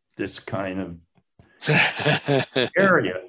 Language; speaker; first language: English; native; English